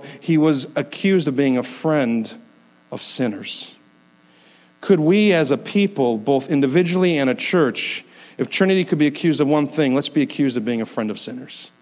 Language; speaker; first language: English; native; English